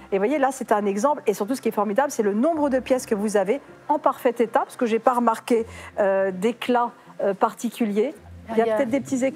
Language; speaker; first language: French; native; French